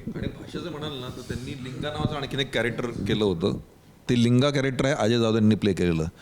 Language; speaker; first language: Marathi; native; Marathi